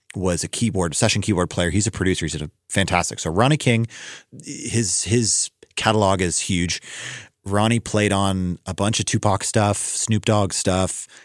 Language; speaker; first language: English; native; English